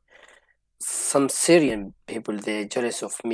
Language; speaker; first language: English; non-native, learner; Arabic